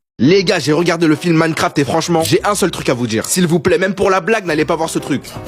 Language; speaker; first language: French; native; French